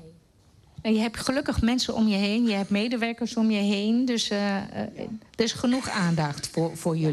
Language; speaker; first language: Dutch; native; Dutch